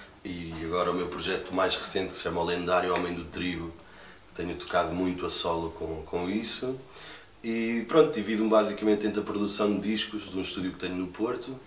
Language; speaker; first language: Portuguese; native; Portuguese